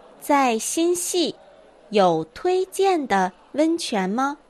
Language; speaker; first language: Chinese; non-native, fluent; Japanese